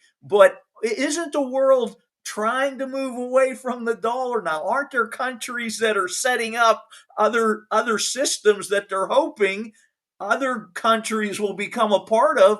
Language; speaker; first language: English; native; English